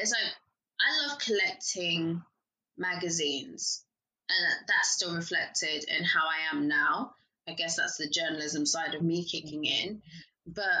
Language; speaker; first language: English; native; English